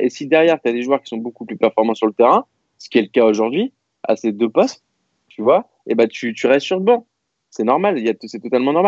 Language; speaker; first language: French; native; French